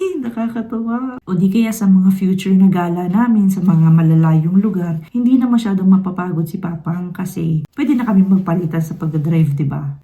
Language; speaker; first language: Filipino; native; Filipino